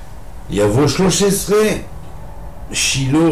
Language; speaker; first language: Hebrew; non-native, fluent; French